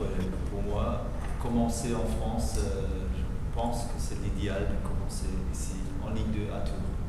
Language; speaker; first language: French; non-native, fluent; German